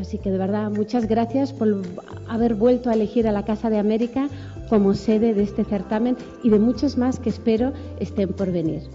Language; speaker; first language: Spanish; native; Spanish